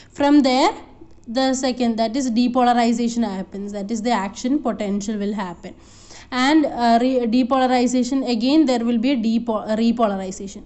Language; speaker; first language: English; non-native, local second language; Malayalam